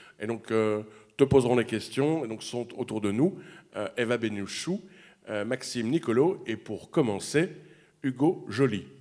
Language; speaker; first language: French; native; French